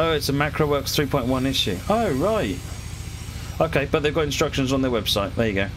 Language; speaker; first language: English; native; English